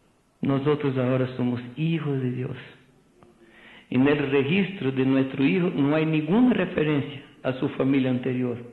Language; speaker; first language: Spanish; non-native, fluent; Portuguese